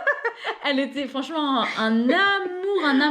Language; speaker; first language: French; native; French